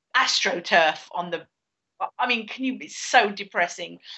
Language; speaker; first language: English; native; English